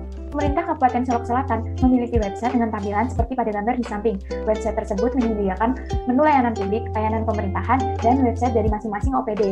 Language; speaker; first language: Indonesian; native; Indonesian